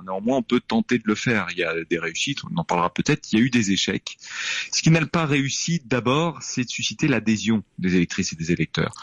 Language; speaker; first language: French; native; French